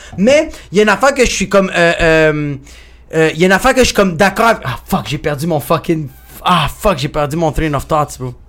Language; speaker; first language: French; early bilingual, other home language; Spanish